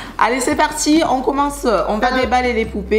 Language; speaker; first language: French; native; French